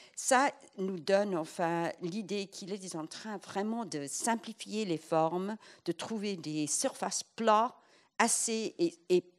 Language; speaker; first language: French; non-native, fluent; English